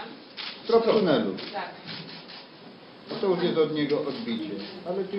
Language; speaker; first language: Polish; native; Polish